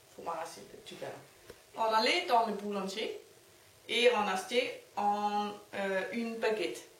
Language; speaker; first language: French; non-native, learner; Danish